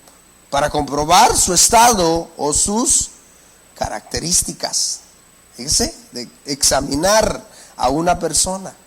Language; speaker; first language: Spanish; native; Spanish